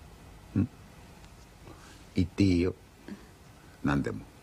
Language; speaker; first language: Japanese; native; Japanese